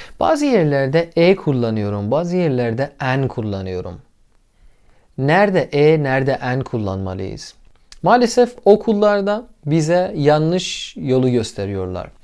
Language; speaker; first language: Turkish; non-native, fluent; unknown